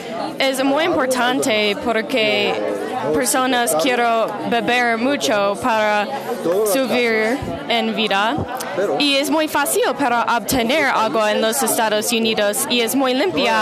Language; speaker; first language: Spanish; non-native, learner; English